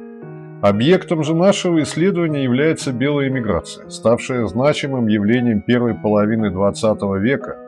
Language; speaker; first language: Russian; native; Russian